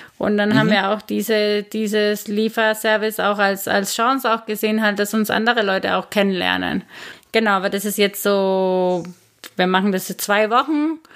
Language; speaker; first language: German; non-native, fluent; Spanish